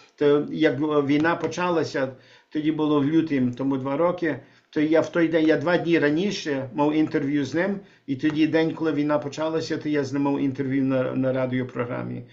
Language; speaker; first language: Ukrainian; early bilingual, heritage; Ukrainian